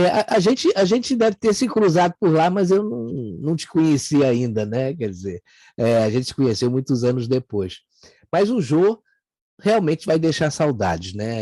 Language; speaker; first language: Portuguese; native; Portuguese